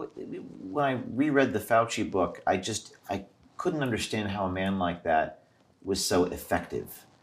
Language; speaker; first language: English; native; English